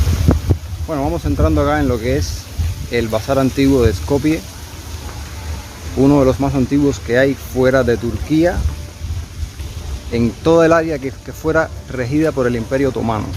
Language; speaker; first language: Spanish; native; Spanish